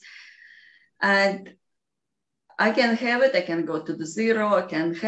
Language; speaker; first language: English; non-native, fluent; Russian